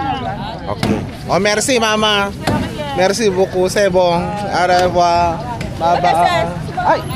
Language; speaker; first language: French; non-native, learner; Filipino